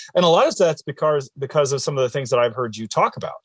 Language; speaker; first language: English; native; English